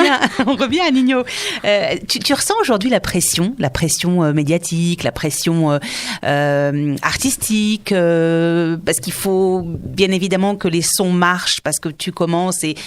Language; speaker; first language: French; native; French